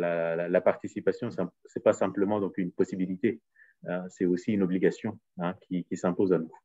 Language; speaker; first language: French; native; French